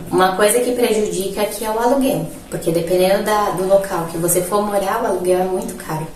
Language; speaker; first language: Portuguese; native; Portuguese